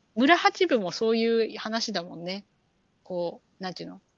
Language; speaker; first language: Japanese; native; Japanese